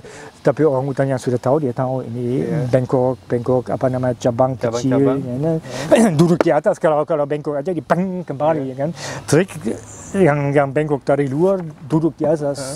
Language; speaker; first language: Indonesian; non-native, fluent; German